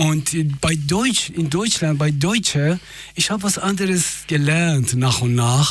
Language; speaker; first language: German; non-native, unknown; Persian